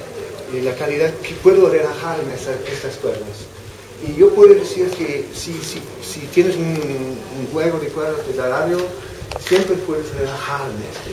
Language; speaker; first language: Spanish; non-native, fluent; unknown